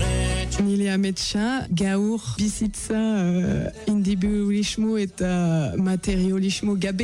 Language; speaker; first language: Basque; non-native, learner; French